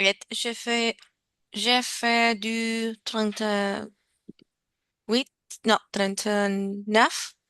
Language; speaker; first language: French; non-native, learner; Spanish